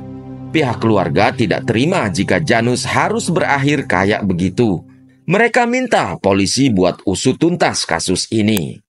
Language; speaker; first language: Indonesian; native; Indonesian